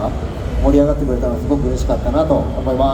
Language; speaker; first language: Japanese; native; Japanese